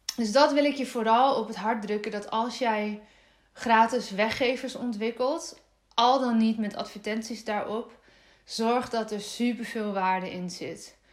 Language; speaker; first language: Dutch; native; Dutch